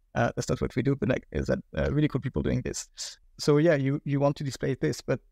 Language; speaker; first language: English; non-native, fluent; French